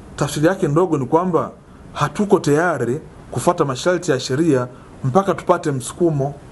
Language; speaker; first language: Swahili; native; Swahili